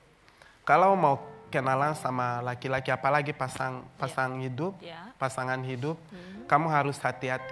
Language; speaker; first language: Indonesian; non-native, fluent; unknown